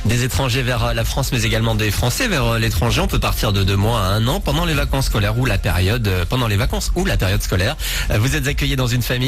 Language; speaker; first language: French; native; French